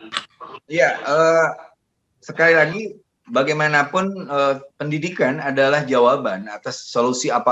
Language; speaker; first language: Indonesian; native; Indonesian